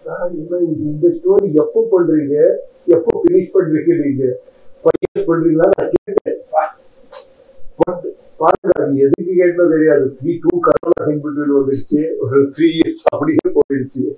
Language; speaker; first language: Tamil; non-native, learner; Kannada